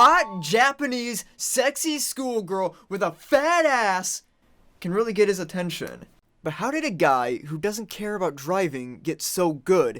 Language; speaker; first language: English; native; English